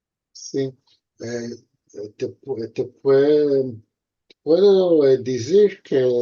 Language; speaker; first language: Spanish; early bilingual, heritage; Ladino